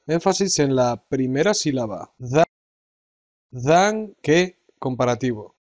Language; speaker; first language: Spanish; native; Spanish